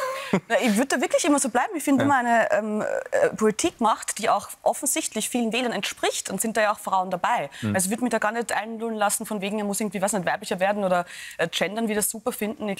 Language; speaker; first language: German; native; German